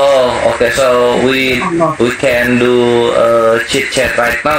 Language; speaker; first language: English; non-native, fluent; Indonesian